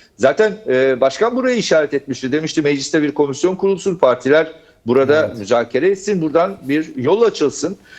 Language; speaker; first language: Turkish; native; Turkish